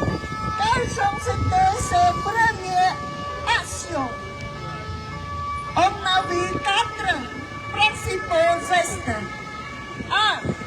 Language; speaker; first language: French; non-native, fluent; Khmer